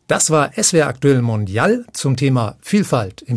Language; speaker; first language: German; native; German